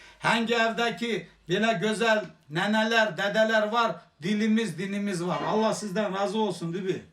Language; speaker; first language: Turkish; native; Turkish